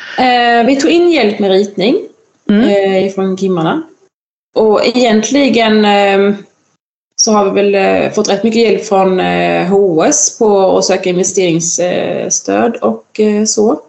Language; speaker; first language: Swedish; native; Swedish